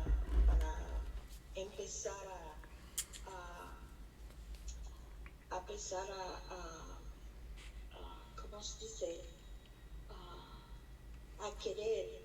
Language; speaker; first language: Spanish; early bilingual, heritage; Spanish